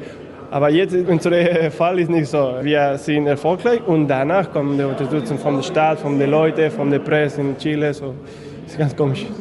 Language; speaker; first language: German; non-native, fluent; Spanish